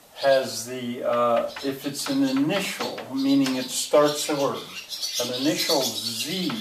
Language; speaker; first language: English; native; English